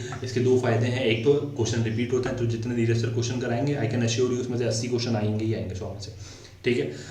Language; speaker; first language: Hindi; native; Hindi